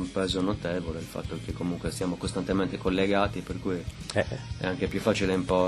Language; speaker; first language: Italian; native; Italian